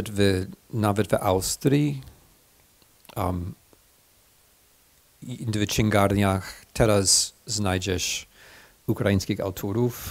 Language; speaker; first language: Polish; non-native, fluent; English